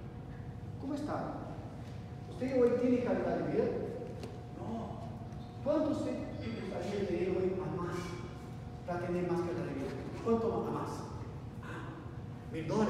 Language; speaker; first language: Spanish; non-native, learner; Portuguese